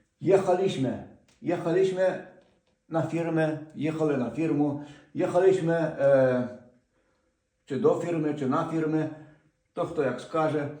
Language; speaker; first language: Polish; non-native, fluent; Ukrainian